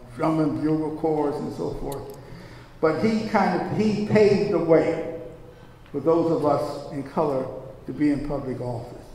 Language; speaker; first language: English; native; English